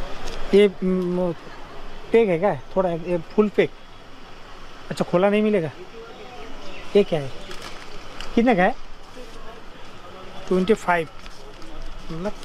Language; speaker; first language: Hindi; non-native, learner; Bangla